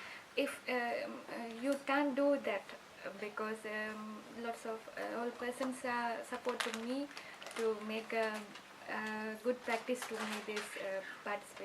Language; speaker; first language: English; non-native, learner; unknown